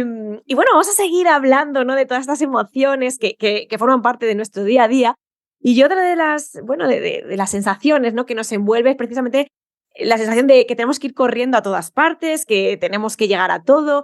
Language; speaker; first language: Spanish; native; Spanish